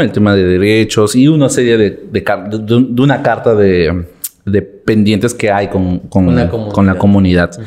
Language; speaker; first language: Spanish; native; Spanish